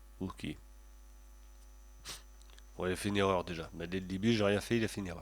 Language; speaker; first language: French; native; French